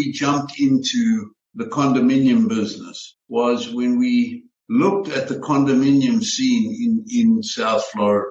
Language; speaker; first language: English; native; English